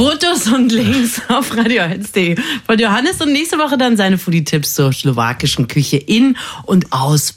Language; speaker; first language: German; native; German